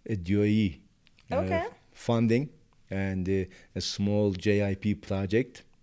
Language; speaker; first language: English; non-native, fluent; Turkish